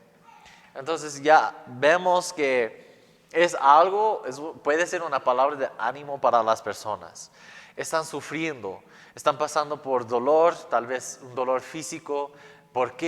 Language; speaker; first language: Spanish; non-native, fluent; English